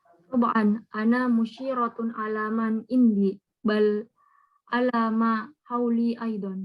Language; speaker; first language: Arabic; non-native, learner; Indonesian